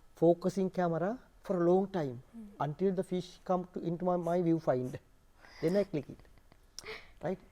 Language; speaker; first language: English; non-native, local second language; Sinhala